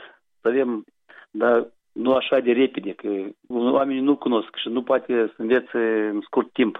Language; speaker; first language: Romanian; non-native, local second language; Gagauz